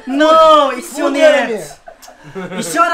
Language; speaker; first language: Russian; non-native, learner; Chinese